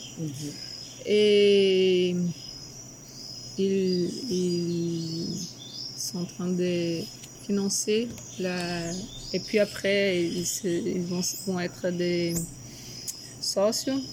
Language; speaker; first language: French; non-native, fluent; Portuguese